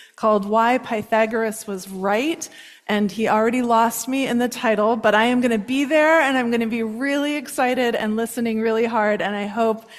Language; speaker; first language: English; native; English